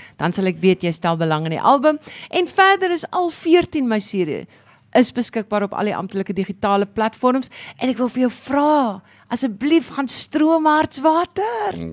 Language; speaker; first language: Afrikaans; native; Afrikaans